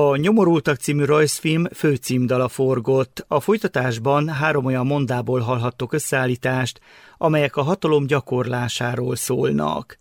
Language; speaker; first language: Hungarian; native; Hungarian